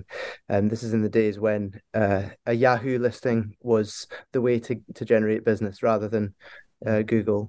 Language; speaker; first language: English; native; English